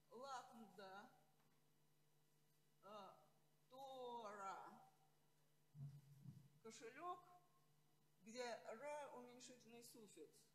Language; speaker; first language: Russian; native; Russian